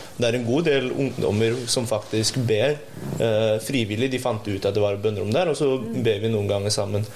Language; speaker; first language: Norwegian; early bilingual, other home language; Indonesian